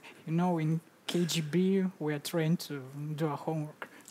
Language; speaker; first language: English; non-native, fluent; Russian